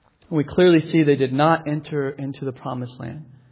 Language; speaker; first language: English; native; English